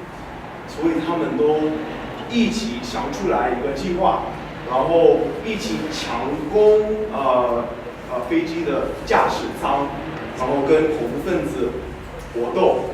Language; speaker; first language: Chinese; non-native, fluent; English